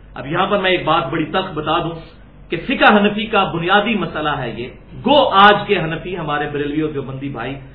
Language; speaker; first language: Urdu; native; Urdu